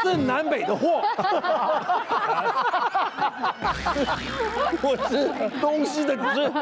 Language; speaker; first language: Chinese; native; Chinese